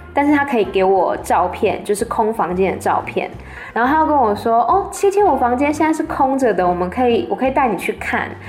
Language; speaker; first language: Chinese; native; Chinese